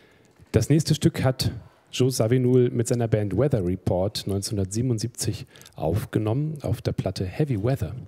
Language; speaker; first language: German; native; German